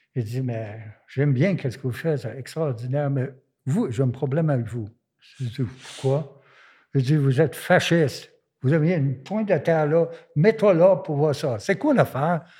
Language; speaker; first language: French; non-native, fluent; German